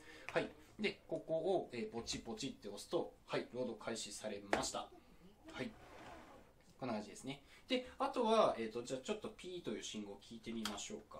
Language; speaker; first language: Japanese; native; Japanese